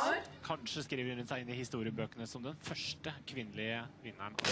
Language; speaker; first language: Norwegian; native; Norwegian